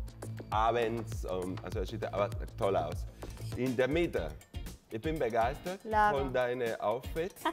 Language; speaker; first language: German; non-native, fluent; Spanish